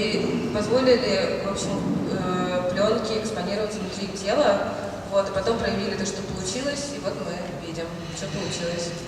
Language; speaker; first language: Russian; native; Russian